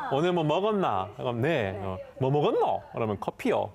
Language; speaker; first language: Korean; native; Korean